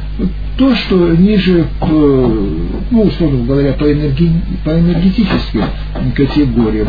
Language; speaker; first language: Russian; native; Russian